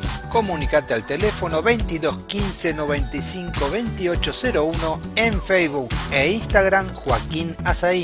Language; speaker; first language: Spanish; native; Spanish